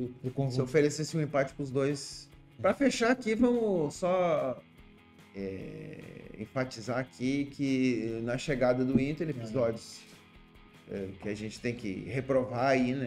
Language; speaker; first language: Portuguese; native; Portuguese